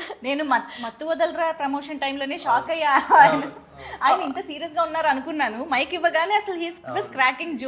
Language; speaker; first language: Telugu; native; Telugu